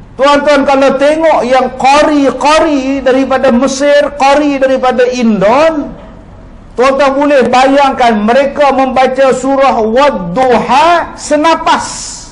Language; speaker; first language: Malay; native; Malay